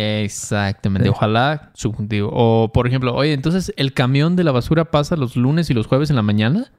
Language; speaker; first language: Spanish; native; Spanish